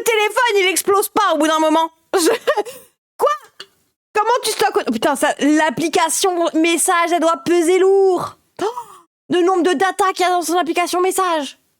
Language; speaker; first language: French; native; French